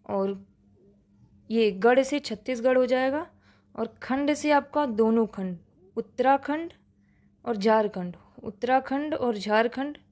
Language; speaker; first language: Hindi; native; Hindi